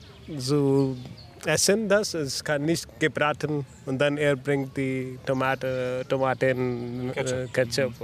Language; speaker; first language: German; non-native, learner; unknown